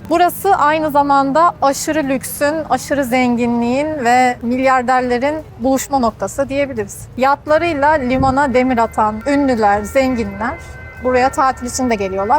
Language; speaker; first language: Turkish; native; Turkish